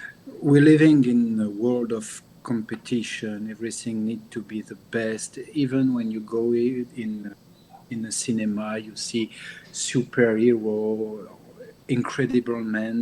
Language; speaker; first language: English; non-native, learner; French